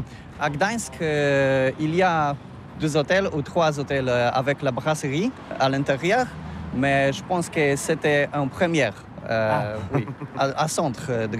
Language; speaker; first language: French; non-native, learner; Polish